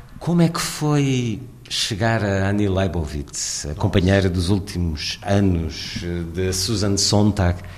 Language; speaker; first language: Portuguese; native; Portuguese